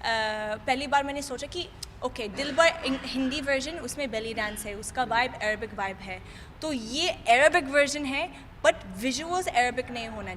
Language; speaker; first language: Hindi; non-native, fluent; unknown